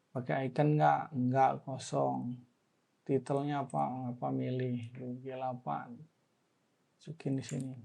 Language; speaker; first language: Indonesian; native; Indonesian